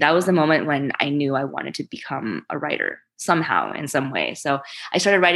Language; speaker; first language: English; early bilingual, other home language; Chinese